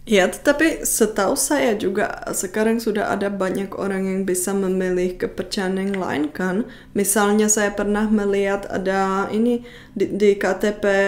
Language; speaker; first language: Indonesian; non-native, fluent; Czech